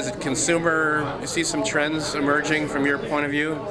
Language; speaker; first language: English; native; English